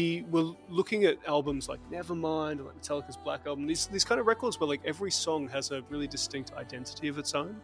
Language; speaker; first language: English; native; English